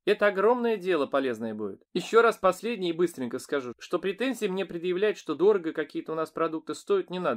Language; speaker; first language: Russian; native; Russian